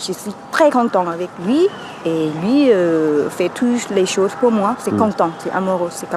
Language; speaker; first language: French; non-native, learner; Thai